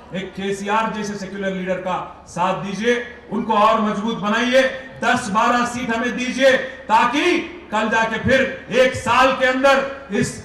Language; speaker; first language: Hindi; non-native, local second language; Telugu